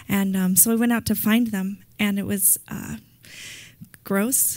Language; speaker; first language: English; native; English